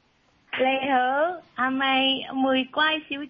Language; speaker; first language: Cantonese; non-native, learner; Indonesian